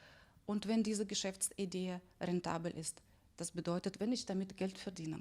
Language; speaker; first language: German; non-native, fluent; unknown